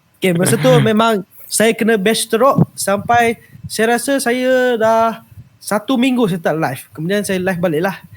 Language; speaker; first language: Malay; non-native, local second language; Iban